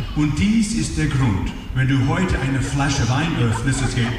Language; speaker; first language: German; non-native, fluent; English